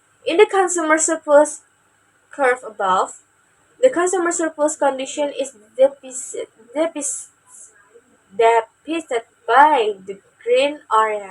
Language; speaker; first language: English; non-native, learner; Indonesian